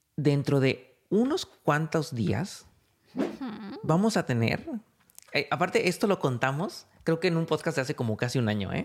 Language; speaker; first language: Spanish; native; Spanish